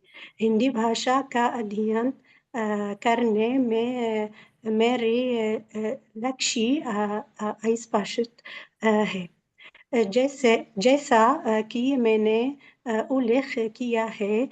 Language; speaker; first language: Hindi; non-native, learner; Arabic